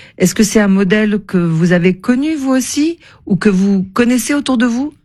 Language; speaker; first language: French; native; French